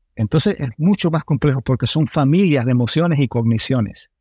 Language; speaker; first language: Spanish; early bilingual, heritage; Spanish